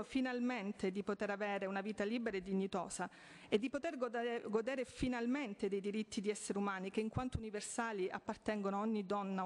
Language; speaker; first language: Italian; native; Italian